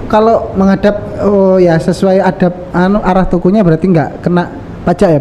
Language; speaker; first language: Indonesian; native; Indonesian